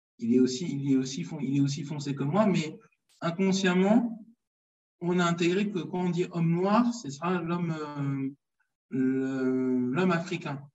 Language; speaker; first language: French; early bilingual, other home language; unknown